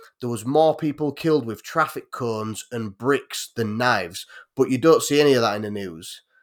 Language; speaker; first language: English; native; English